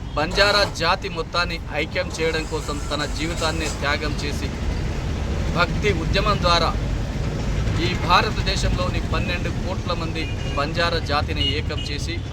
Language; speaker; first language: Telugu; non-native, local second language; Lambadi